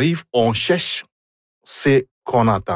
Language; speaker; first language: French; non-native, fluent; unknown